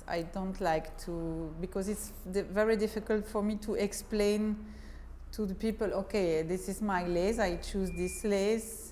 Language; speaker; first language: English; non-native, fluent; French